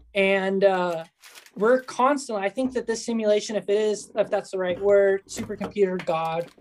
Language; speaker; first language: English; early bilingual, other home language; Spanish